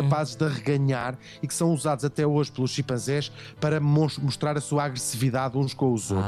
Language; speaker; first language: Portuguese; native; Portuguese